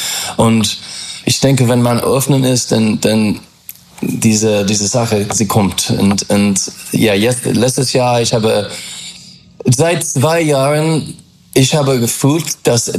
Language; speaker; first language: German; non-native, fluent; English